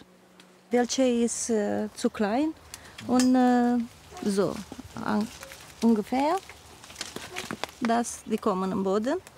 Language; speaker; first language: German; non-native, learner; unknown